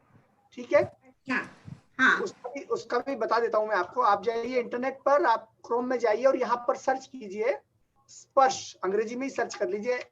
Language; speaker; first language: Hindi; native; Hindi